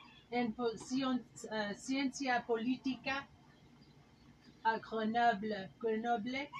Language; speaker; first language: Spanish; non-native, learner; English